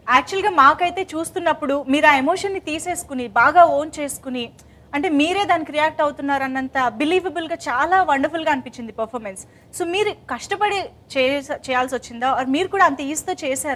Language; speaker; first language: Telugu; native; Telugu